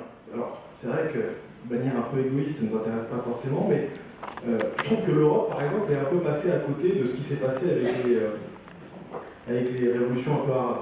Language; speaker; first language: French; native; French